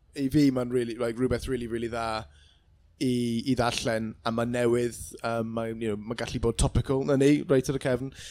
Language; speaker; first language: Welsh; non-native, local second language; English